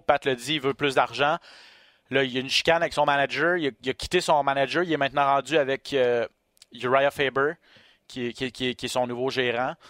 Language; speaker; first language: French; native; French